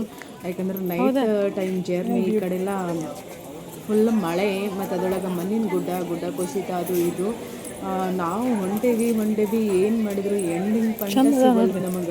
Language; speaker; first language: Kannada; native; Kannada